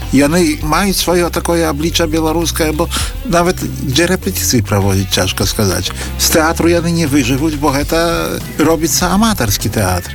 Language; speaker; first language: Belarusian; native; Belarusian